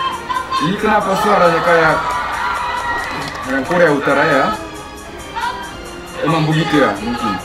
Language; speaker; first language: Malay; non-native, fluent; Korean